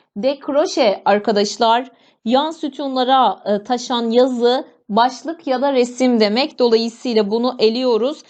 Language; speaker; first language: Turkish; native; Turkish